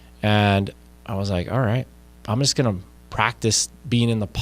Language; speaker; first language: English; native; English